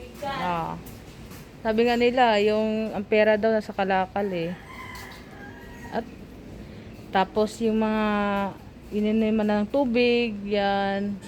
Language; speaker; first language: Filipino; non-native, local second language; Cebuano